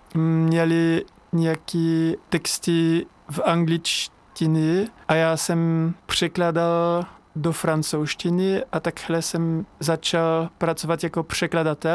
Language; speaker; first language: Czech; non-native, learner; French